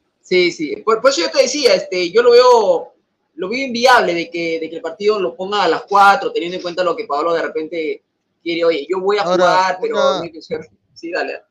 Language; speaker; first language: Spanish; native; Spanish